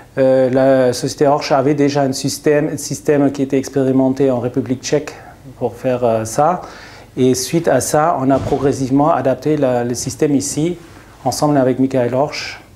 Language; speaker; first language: French; non-native, fluent; German